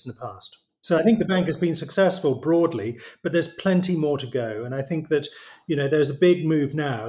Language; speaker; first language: English; native; English